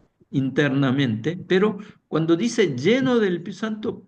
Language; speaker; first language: Spanish; non-native, fluent; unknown